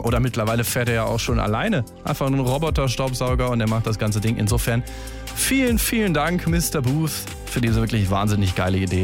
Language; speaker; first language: German; native; German